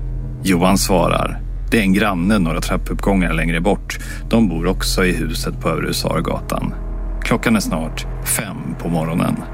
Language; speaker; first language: Swedish; native; Swedish